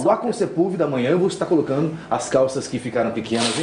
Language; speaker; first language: Portuguese; native; Portuguese